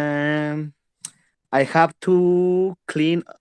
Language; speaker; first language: English; non-native, learner; Spanish